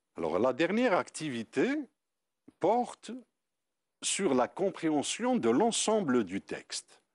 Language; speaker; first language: French; non-native, local second language; Arabic